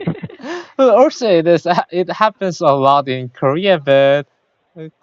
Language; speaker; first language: English; non-native, learner; Korean